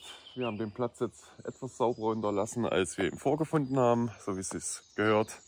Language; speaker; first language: German; native; German